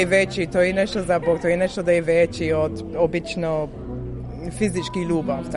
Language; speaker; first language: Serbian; non-native, learner; English